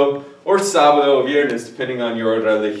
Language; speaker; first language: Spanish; non-native, fluent; English